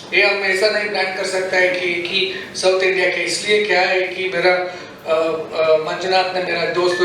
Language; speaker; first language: Hindi; non-native, local second language; Kannada